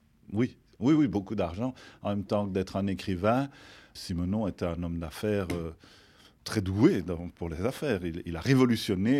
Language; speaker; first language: French; native; French